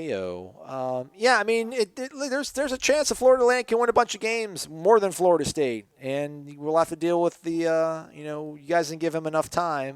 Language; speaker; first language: English; native; English